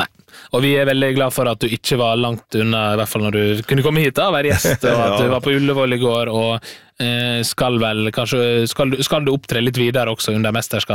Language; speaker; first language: Swedish; non-native, learner; Norwegian